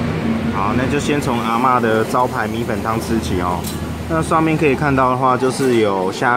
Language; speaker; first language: Chinese; native; Chinese